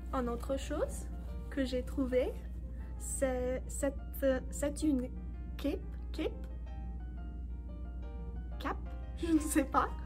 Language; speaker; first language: French; non-native, learner; English